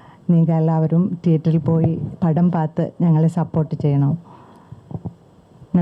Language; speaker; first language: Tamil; non-native, learner; Malayalam